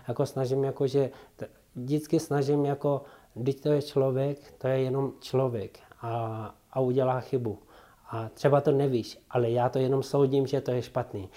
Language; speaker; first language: Czech; non-native, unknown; Tibetan